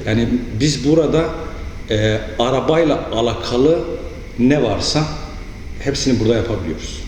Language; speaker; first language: Turkish; non-native, local second language; Kurdish